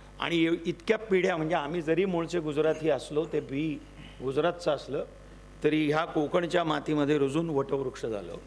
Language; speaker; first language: Marathi; non-native, local second language; Gujarati